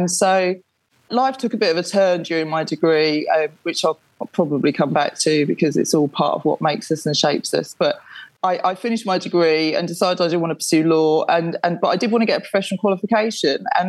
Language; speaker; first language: English; native; English